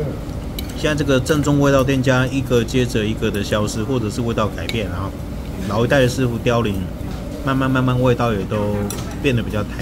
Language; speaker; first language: Chinese; native; Chinese